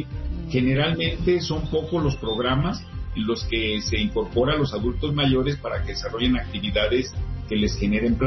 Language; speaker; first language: Spanish; native; Spanish